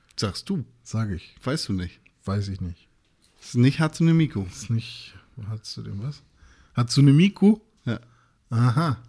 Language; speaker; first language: German; native; German